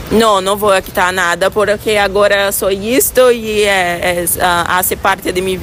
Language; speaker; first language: Spanish; non-native, fluent; Portuguese